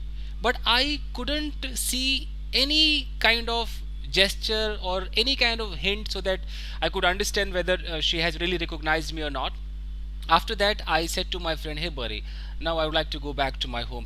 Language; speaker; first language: English; non-native, local second language; Hindi